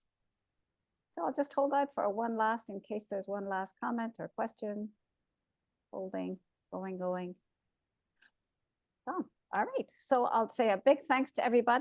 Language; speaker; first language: English; native; English